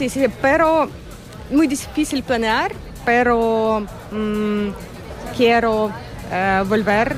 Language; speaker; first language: Spanish; non-native, learner; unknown